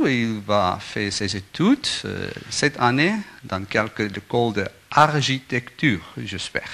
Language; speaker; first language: French; non-native, learner; Afrikaans